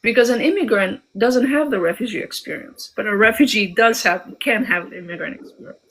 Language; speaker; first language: English; early bilingual, other home language; Albanian